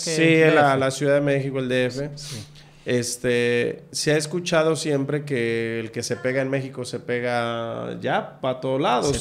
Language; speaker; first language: Spanish; native; Spanish